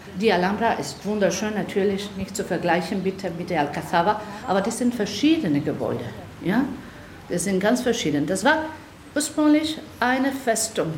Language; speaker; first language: German; non-native, fluent; Spanish